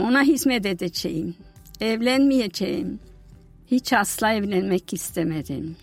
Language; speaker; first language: Turkish; non-native, fluent; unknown